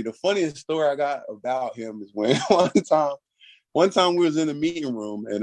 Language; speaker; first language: English; native; English